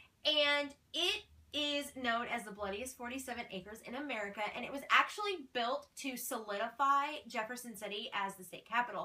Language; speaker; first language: English; native; English